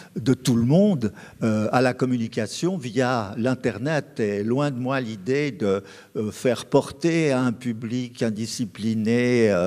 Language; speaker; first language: French; native; French